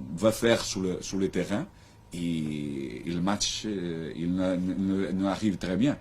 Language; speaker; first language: French; non-native, learner; Portuguese